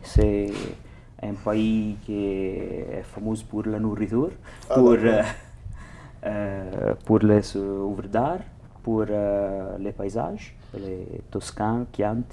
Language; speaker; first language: French; non-native, learner; Italian